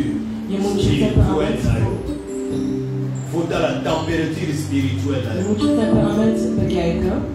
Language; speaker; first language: Dutch; non-native, fluent; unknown